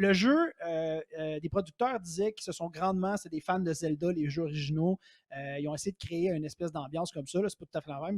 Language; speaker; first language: French; native; French